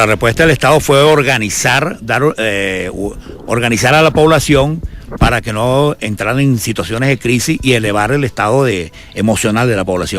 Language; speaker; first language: Spanish; native; Spanish